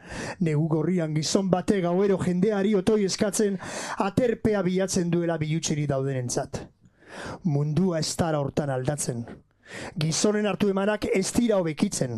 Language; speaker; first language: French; non-native, fluent; Basque